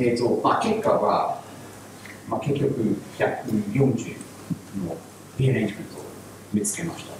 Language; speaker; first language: Japanese; non-native, learner; English